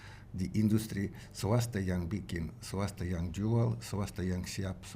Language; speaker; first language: Indonesian; non-native, learner; Russian